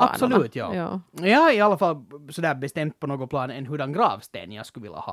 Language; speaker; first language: Swedish; native; Swedish